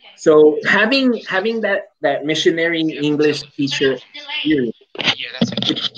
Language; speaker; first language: English; native; English